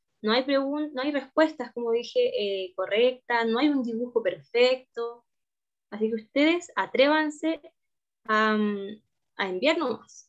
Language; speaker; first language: Spanish; native; Spanish